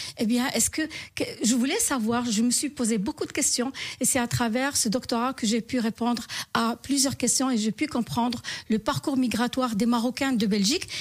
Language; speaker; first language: French; non-native, local second language; Arabic